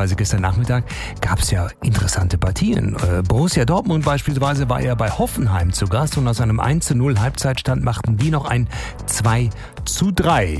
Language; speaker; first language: German; native; German